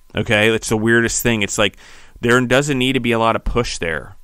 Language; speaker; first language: English; native; English